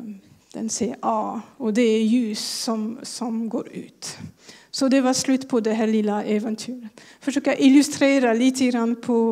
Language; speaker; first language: Swedish; non-native, fluent; French